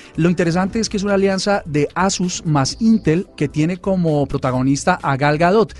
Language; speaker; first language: Spanish; native; Spanish